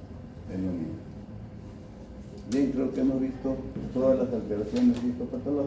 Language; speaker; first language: Spanish; native; Spanish